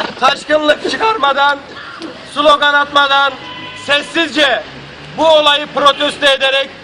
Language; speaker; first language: Turkish; native; Turkish